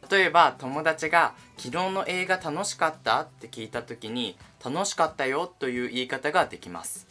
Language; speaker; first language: Japanese; native; Japanese